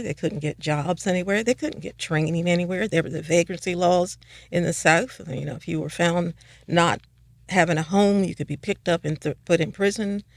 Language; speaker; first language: English; native; English